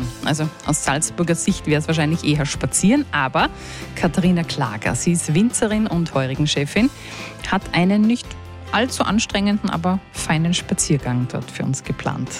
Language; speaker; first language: German; native; German